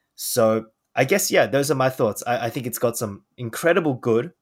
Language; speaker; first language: English; native; English